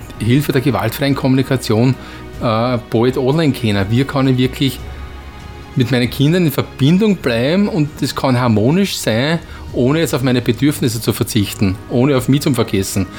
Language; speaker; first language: German; native; German